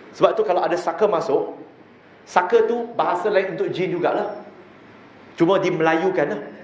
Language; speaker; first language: Malay; non-native, local second language; Chinese